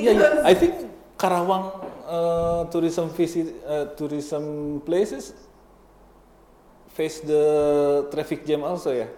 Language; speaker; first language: English; non-native, learner; Indonesian